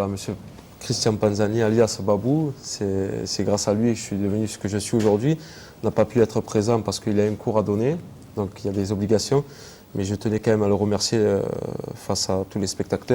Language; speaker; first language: French; native; French